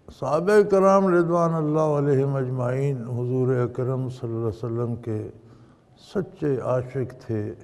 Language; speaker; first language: Urdu; non-native, local second language; Punjabi